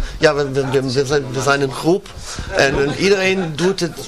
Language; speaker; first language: Dutch; non-native, learner; German